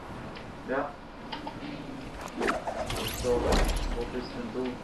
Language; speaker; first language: German; native; German